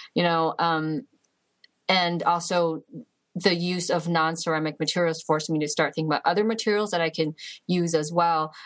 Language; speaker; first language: English; early bilingual, other home language; Chinese